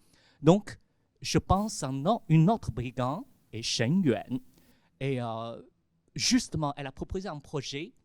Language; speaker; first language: French; non-native, fluent; Chinese